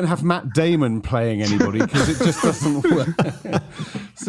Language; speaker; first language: English; native; English